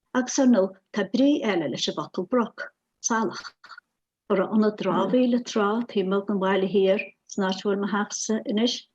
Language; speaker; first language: Irish; native; Irish